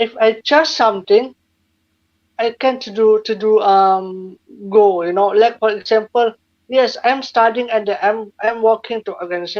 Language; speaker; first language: English; non-native, learner; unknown